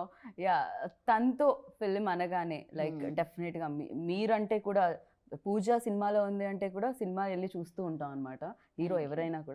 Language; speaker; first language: Telugu; native; Telugu